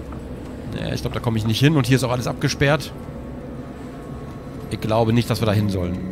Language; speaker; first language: German; native; German